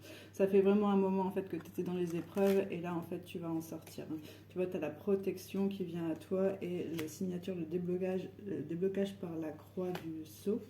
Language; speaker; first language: French; native; French